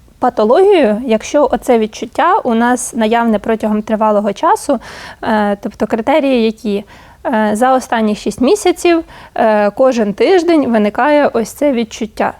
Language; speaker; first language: Ukrainian; native; Ukrainian